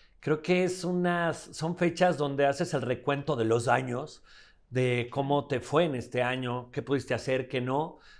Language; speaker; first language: Spanish; native; Spanish